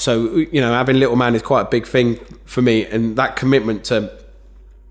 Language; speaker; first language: English; native; English